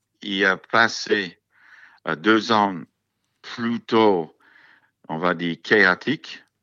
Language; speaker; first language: French; non-native, fluent; English